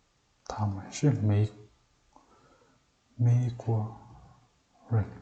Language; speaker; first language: Chinese; non-native, learner; Mongolian